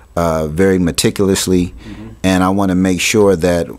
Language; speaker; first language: English; native; English